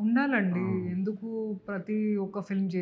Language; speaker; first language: Telugu; non-native, fluent; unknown